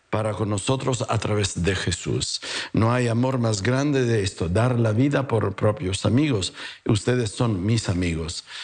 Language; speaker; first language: Spanish; non-native, fluent; Italian